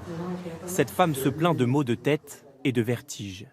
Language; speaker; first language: French; native; French